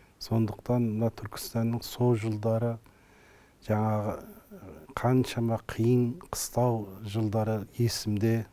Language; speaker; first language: Kazakh; early bilingual, heritage; Kazakh